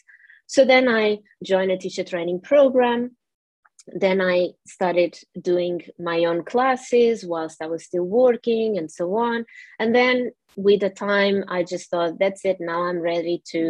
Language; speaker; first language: English; non-native, fluent; Portuguese